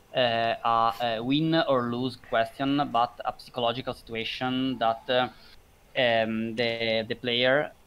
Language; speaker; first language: English; non-native, fluent; Italian